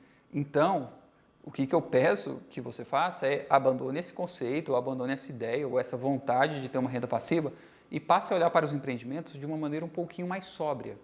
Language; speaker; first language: Portuguese; native; Portuguese